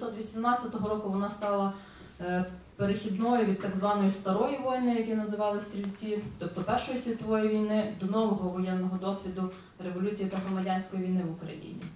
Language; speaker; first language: Ukrainian; native; Ukrainian